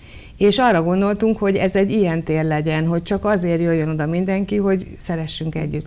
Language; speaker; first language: Hungarian; native; Hungarian